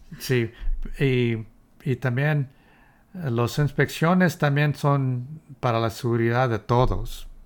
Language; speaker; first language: Spanish; early bilingual, heritage; Spanish